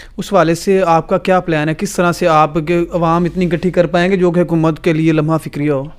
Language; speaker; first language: Urdu; non-native, local second language; Punjabi